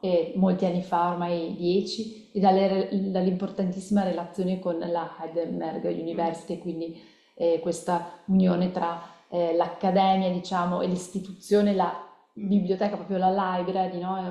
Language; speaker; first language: Italian; native; Italian